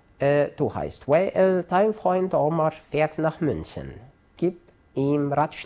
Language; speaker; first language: German; non-native, fluent; Arabic